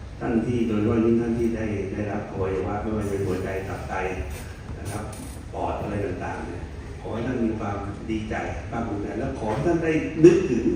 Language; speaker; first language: Thai; native; Thai